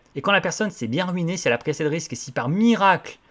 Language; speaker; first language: French; native; French